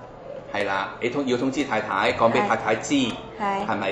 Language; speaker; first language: Cantonese; native; Cantonese